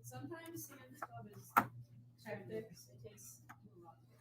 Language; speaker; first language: English; native; English